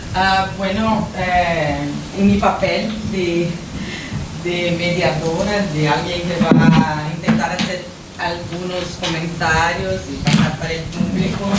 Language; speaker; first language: Spanish; non-native, fluent; Portuguese